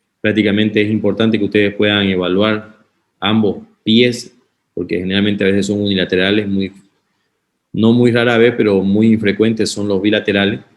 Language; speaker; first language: Spanish; native; Spanish